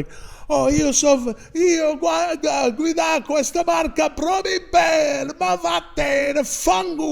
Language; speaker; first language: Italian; non-native, learner; English